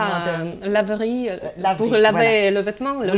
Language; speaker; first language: French; non-native, fluent; Russian